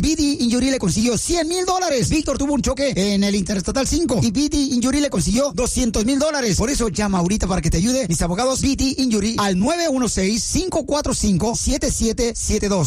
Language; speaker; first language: Spanish; native; Spanish